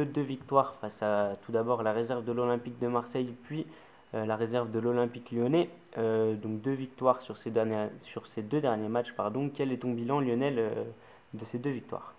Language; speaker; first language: French; native; French